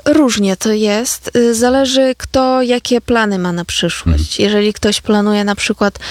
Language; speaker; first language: Polish; non-native, fluent; Ukrainian